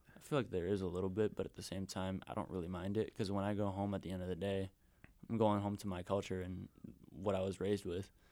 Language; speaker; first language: English; early bilingual, other home language; Spanish